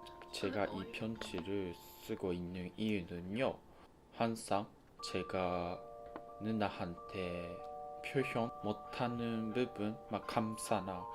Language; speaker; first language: Korean; non-native, fluent; Japanese